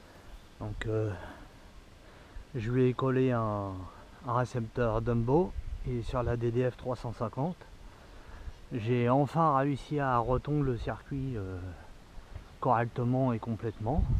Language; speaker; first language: French; native; French